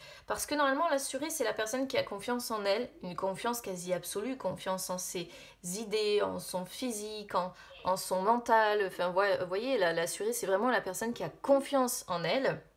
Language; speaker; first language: French; native; French